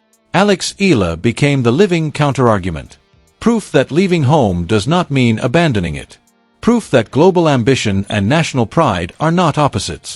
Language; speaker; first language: English; native; English